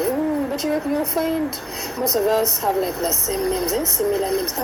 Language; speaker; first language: English; non-native, local second language; Ganda